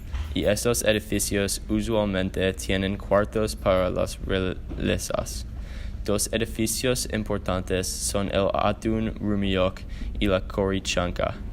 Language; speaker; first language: Spanish; non-native, learner; English